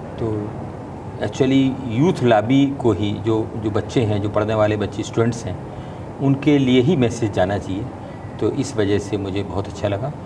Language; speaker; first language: Hindi; native; Hindi